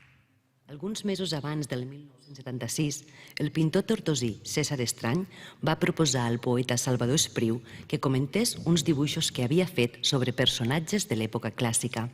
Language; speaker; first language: Catalan; native; Catalan